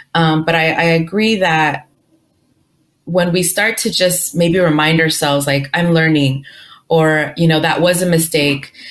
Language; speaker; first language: English; early bilingual, other home language; Spanish